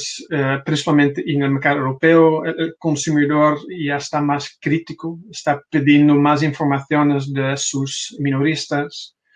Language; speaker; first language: Spanish; non-native, fluent; Dutch